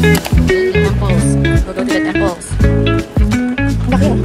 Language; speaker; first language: English; non-native, local second language; Filipino